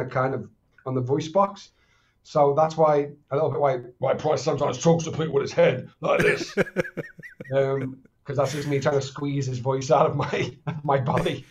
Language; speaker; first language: English; native; English